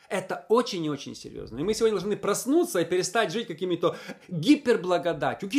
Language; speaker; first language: Russian; native; Russian